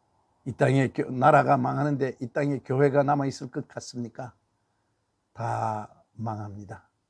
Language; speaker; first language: Korean; native; Korean